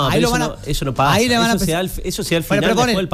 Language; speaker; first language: Spanish; native; Spanish